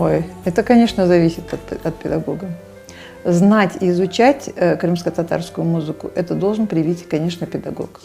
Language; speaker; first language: Russian; native; Russian